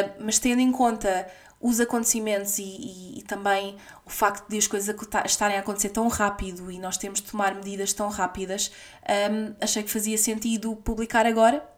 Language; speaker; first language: Portuguese; native; Portuguese